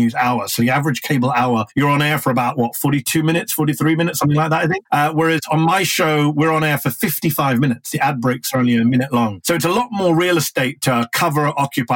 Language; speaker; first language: English; native; English